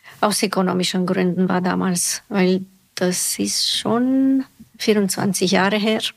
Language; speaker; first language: German; non-native, fluent; Romanian